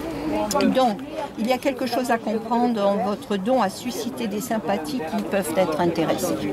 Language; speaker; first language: French; native; French